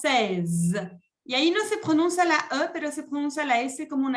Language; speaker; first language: Spanish; non-native, fluent; French